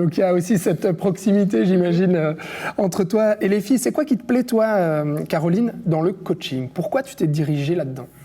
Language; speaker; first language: French; native; French